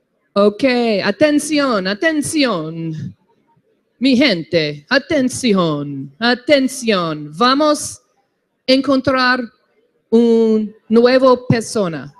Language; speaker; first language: Spanish; non-native, learner; English